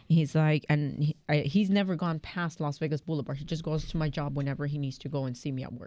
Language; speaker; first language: English; early bilingual, other home language; Spanish